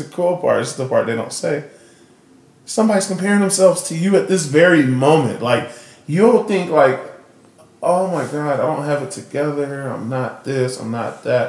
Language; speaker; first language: English; native; English